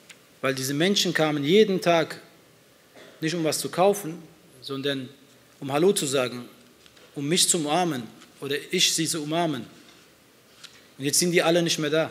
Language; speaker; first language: German; early bilingual, other home language; Turkish